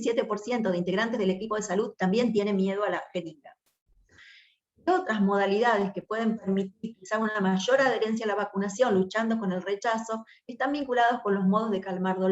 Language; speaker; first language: Spanish; native; Spanish